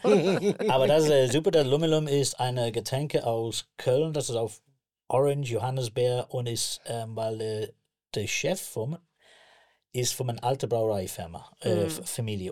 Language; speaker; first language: German; non-native, learner; English